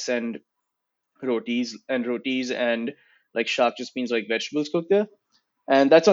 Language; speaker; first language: English; non-native, local second language; Gujarati